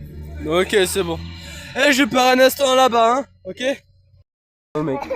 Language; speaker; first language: French; native; French